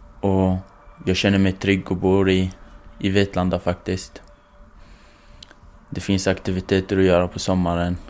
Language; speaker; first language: Swedish; non-native, fluent; Kurdish